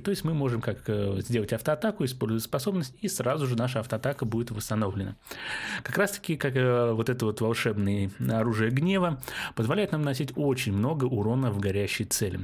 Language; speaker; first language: Russian; native; Russian